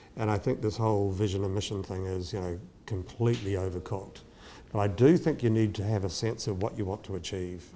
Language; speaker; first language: English; native; English